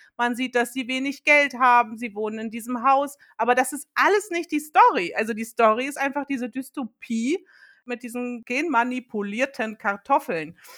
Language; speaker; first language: German; early bilingual, other home language; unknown